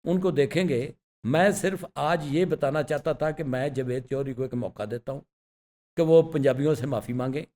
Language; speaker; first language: Urdu; non-native, local second language; Punjabi